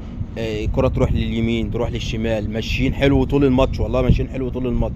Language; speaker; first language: Arabic; native; Arabic